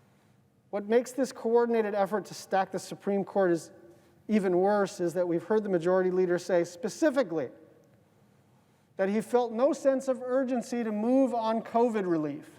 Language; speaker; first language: English; native; English